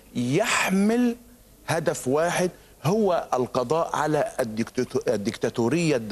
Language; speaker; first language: Arabic; native; Arabic